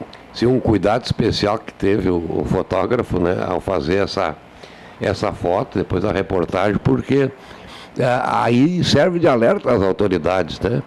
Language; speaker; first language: Portuguese; native; Portuguese